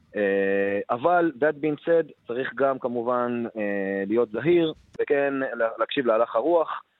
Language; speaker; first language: Hebrew; non-native, local second language; Arabic